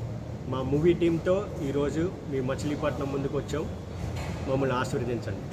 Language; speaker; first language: Telugu; native; Telugu